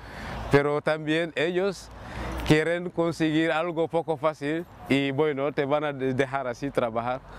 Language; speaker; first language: Spanish; non-native, learner; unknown